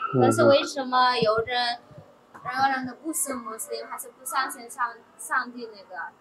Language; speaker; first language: Chinese; non-native, fluent; Indonesian